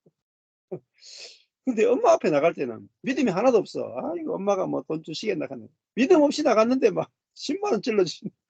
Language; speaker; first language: Korean; native; Korean